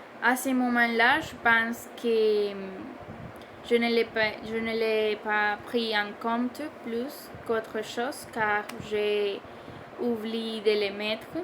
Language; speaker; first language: French; non-native, learner; Spanish